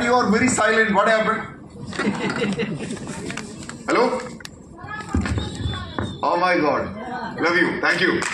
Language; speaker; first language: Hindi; non-native, local second language; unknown